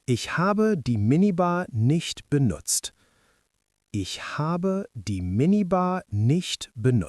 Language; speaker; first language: German; non-native, learner; English